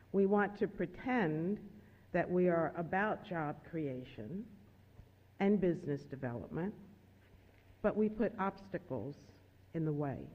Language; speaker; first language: English; native; English